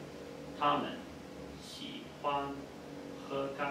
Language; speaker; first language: Chinese; non-native, learner; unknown